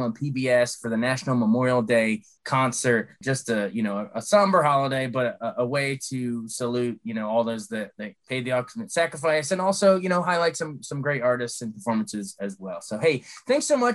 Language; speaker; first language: English; native; English